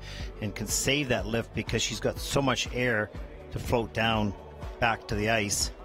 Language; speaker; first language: English; native; English